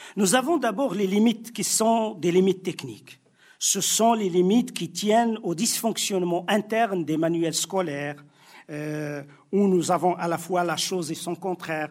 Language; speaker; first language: French; non-native, local second language; Arabic